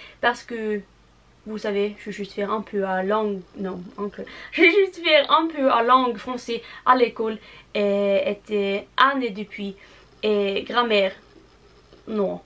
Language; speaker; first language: French; non-native, learner; English